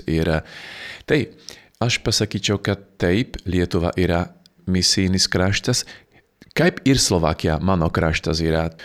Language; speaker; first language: Lithuanian; non-native, fluent; Slovak